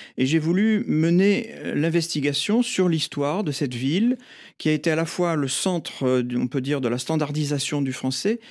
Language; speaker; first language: French; native; French